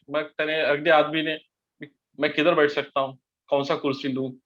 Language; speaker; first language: Hindi; non-native, local second language; Marathi